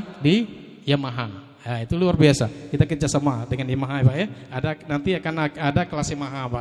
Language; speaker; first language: Indonesian; native; Indonesian